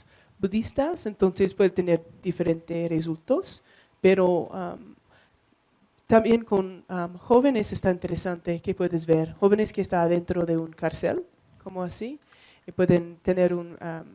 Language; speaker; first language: Spanish; non-native, learner; English